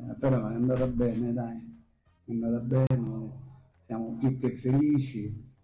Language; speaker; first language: Italian; native; Italian